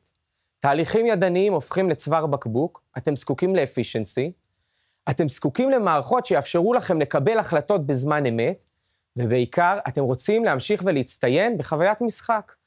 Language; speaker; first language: Hebrew; native; Hebrew